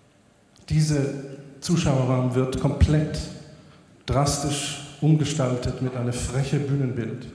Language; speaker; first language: German; non-native, fluent; Hebrew